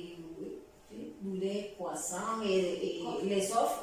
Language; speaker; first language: French; non-native, learner; Spanish